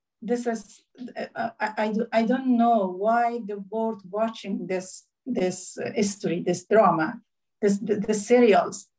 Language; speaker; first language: English; non-native, learner; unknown